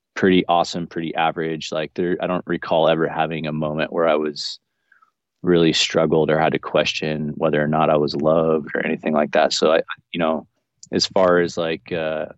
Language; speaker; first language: English; native; English